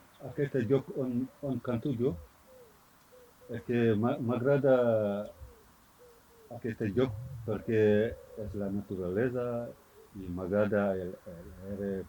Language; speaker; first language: Catalan; non-native, learner; Fula